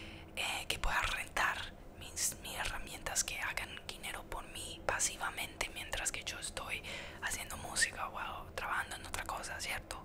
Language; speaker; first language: Spanish; early bilingual, heritage; Spanish